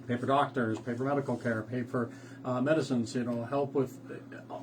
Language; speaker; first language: English; native; English